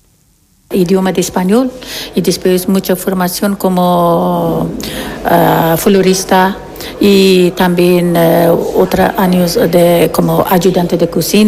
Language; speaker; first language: Spanish; non-native, learner; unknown